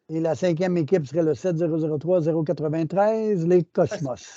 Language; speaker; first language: French; native; French